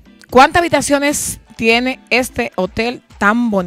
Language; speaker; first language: Spanish; native; Spanish